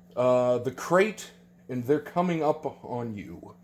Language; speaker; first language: English; native; English